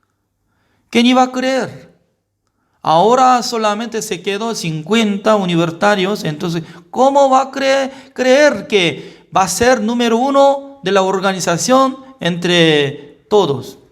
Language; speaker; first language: Spanish; non-native, fluent; Korean